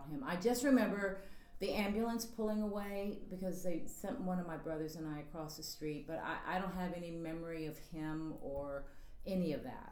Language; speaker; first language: English; native; English